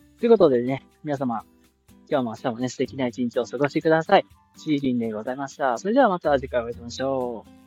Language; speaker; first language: Japanese; native; Japanese